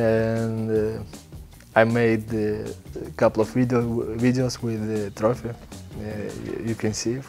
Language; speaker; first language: English; non-native, learner; Belarusian